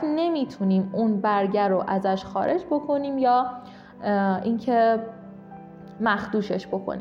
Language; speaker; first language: Persian; native; Persian